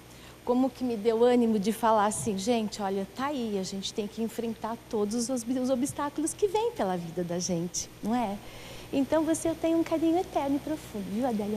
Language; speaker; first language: Portuguese; native; Portuguese